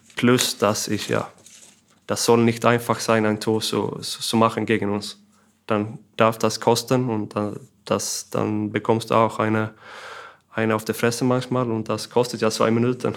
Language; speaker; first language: German; non-native, fluent; Swedish